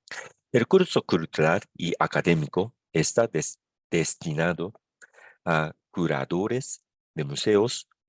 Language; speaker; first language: Spanish; non-native, fluent; Japanese